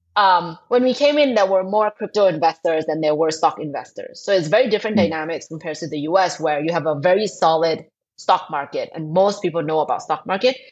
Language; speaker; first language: English; non-native, fluent; Thai